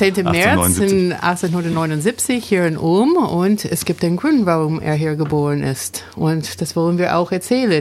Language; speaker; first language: German; non-native, fluent; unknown